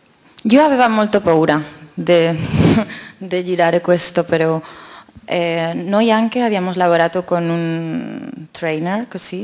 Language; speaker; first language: Italian; non-native, fluent; Spanish